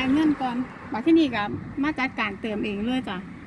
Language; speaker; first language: Thai; native; Thai